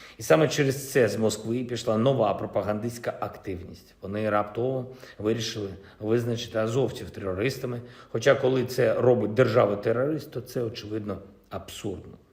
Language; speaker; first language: Ukrainian; non-native, local second language; Russian